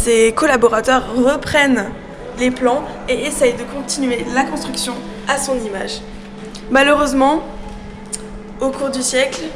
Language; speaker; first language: French; native; French